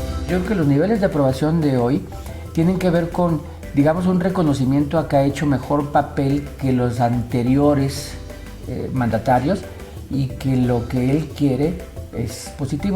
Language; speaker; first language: Spanish; native; Spanish